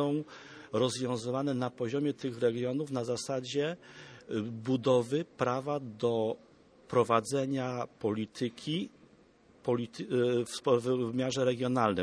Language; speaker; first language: Polish; native; Polish